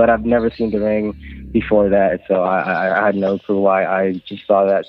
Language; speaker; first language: English; non-native, local second language; Filipino